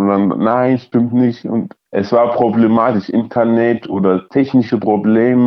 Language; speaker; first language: German; early bilingual, other home language; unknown